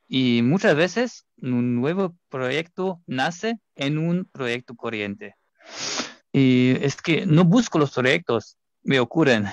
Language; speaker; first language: Spanish; non-native, fluent; German